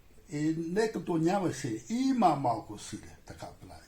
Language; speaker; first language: Bulgarian; non-native, learner; Chinese